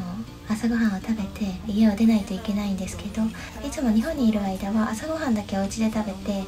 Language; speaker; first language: Japanese; native; Japanese